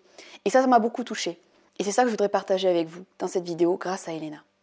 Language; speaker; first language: French; native; French